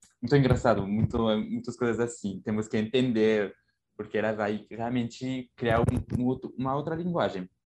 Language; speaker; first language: Portuguese; non-native, learner; French